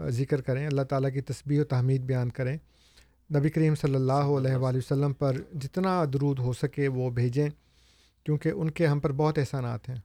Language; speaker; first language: Urdu; native; Urdu